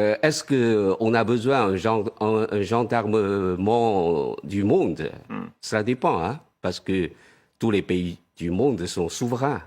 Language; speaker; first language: French; non-native, fluent; Chinese